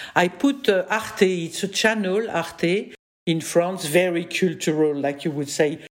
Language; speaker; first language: English; non-native, fluent; French